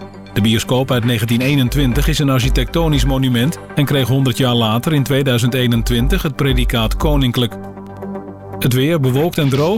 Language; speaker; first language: Dutch; native; Dutch